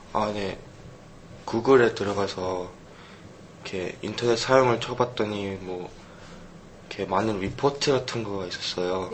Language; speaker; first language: Korean; early bilingual, heritage; Korean